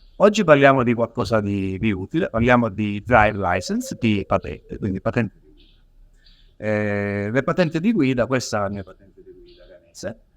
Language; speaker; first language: Italian; native; Italian